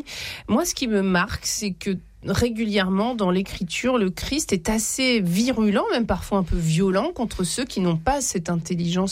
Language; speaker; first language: French; native; French